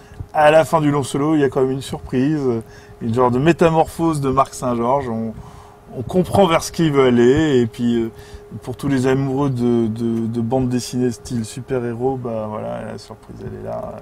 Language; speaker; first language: French; native; French